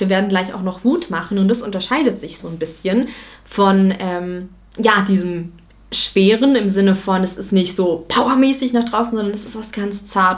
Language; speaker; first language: German; native; German